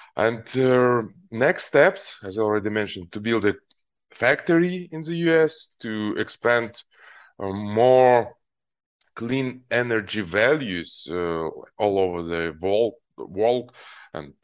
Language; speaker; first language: English; non-native, fluent; Russian